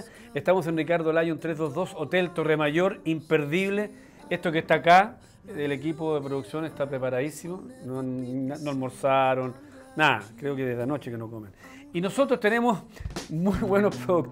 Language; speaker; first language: Spanish; native; Spanish